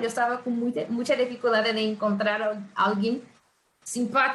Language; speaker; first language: Spanish; non-native, fluent; Portuguese